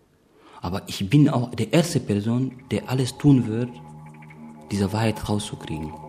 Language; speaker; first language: German; non-native, fluent; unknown